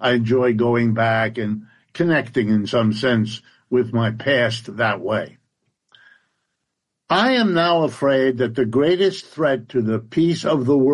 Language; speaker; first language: English; early bilingual, other home language; German